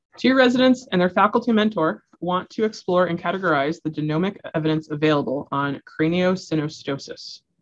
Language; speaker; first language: English; native; English